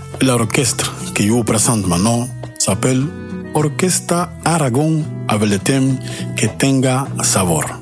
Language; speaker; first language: French; non-native, learner; Spanish